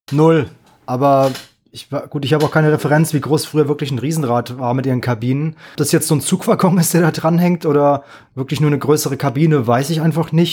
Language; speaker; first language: German; native; German